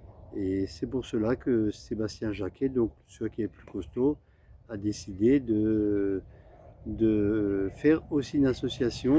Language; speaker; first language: French; native; French